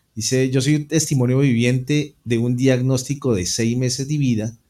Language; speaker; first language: Spanish; native; Spanish